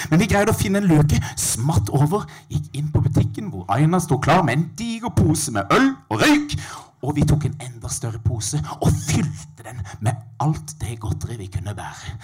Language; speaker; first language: Norwegian; native; Norwegian